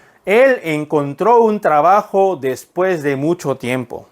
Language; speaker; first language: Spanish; non-native, fluent; Korean